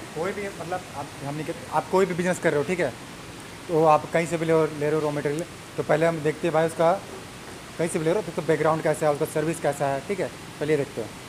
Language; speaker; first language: Hindi; native; Hindi